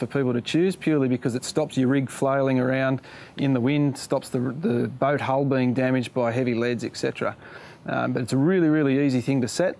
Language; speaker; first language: English; native; English